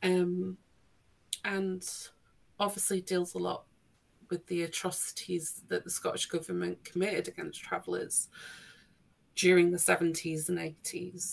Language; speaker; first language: English; native; English